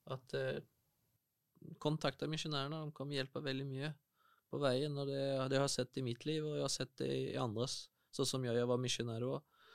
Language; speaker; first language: Norwegian; non-native, fluent; Spanish